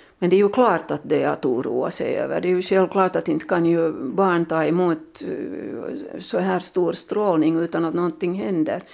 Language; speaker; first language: Swedish; native; Swedish